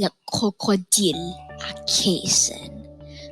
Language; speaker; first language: French; non-native, local second language; English